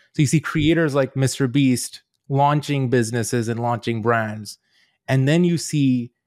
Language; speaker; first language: English; native; English